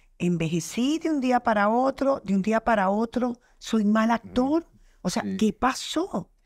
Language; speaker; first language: Spanish; native; Spanish